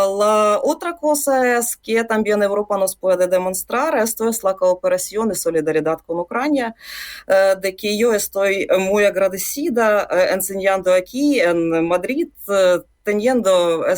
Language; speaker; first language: Spanish; non-native, fluent; Ukrainian